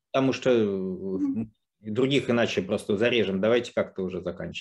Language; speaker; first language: Russian; native; Russian